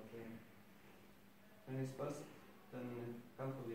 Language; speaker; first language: German; non-native, learner; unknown